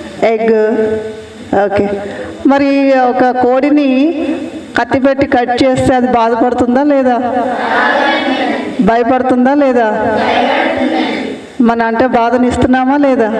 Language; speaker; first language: Telugu; native; Telugu